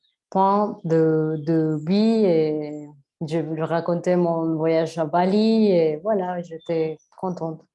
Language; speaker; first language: French; non-native, learner; Spanish